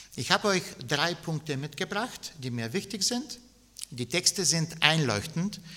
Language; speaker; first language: German; non-native, fluent; Bulgarian